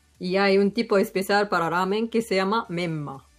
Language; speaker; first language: Spanish; non-native, learner; Japanese